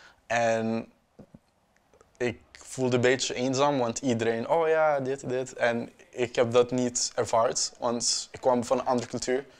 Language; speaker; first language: Dutch; non-native, local second language; Papiamento